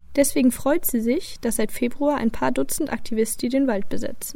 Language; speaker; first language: German; native; German